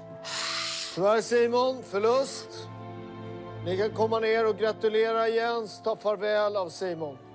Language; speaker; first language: Swedish; native; Swedish